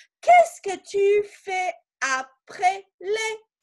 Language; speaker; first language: French; non-native, fluent; English